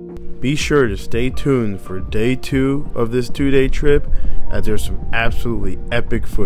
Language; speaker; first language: English; native; English